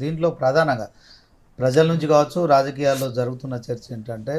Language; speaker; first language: Telugu; native; Telugu